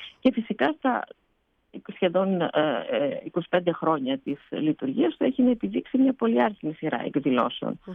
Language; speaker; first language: Greek; early bilingual, heritage; Greek